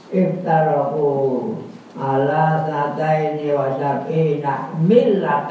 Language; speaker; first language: Arabic; non-native, fluent; Javanese